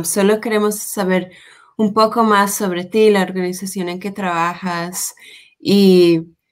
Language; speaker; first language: Spanish; non-native, fluent; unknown